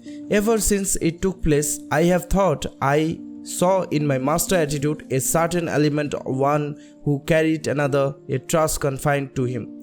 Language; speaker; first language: English; non-native, local second language; Bangla